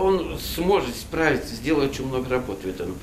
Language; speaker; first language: Russian; non-native, fluent; Turkish